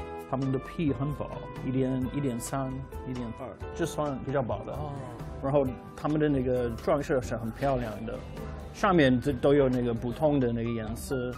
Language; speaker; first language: Chinese; non-native, fluent; English